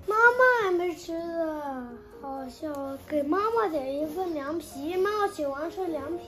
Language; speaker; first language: Chinese; native; Chinese